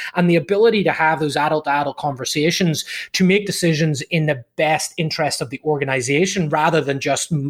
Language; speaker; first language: English; native; English